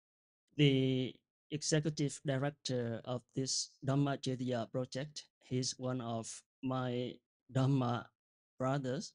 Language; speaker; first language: English; non-native, fluent; Vietnamese